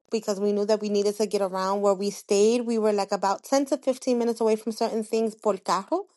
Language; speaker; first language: English; early bilingual, other home language; Spanish